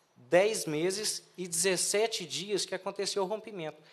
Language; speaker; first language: Portuguese; native; Portuguese